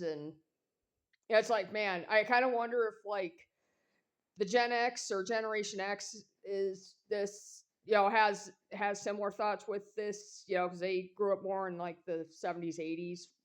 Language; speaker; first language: English; native; English